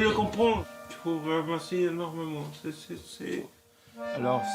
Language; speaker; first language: French; non-native, fluent; Spanish